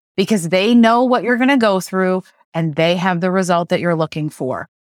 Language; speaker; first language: English; native; English